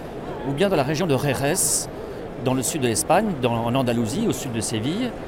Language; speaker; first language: French; native; French